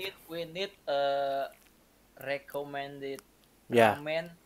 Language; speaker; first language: English; non-native, learner; Indonesian